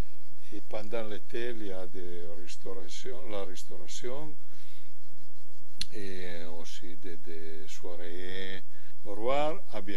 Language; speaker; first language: French; non-native, learner; Italian